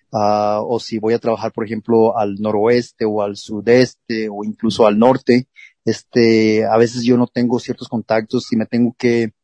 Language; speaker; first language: Spanish; native; Spanish